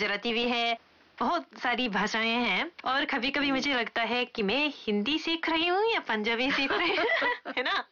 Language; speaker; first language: Hindi; non-native, fluent; Japanese